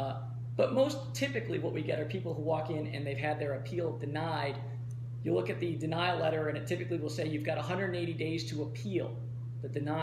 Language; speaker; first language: English; native; English